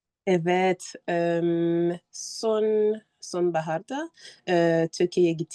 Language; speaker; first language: Turkish; non-native, learner; French